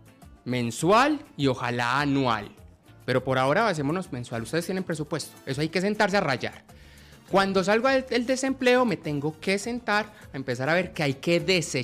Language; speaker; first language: Spanish; native; Spanish